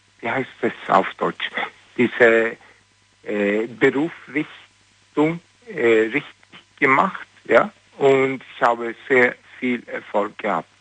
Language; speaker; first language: German; non-native, learner; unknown